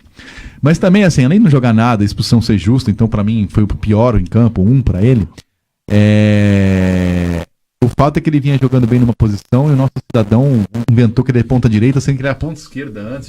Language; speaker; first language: Portuguese; native; Portuguese